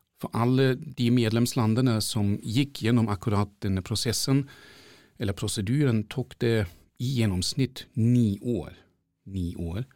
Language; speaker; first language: Norwegian; non-native, fluent; German